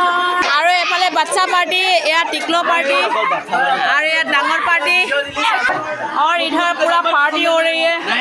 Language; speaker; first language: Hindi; non-native, local second language; Assamese